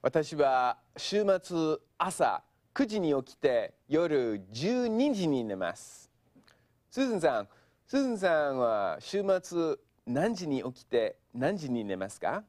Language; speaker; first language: Japanese; non-native, fluent; English